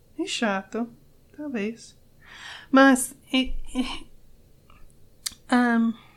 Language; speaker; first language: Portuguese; non-native, learner; English